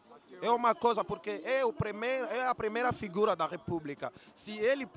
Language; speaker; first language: Portuguese; non-native, fluent; Lingala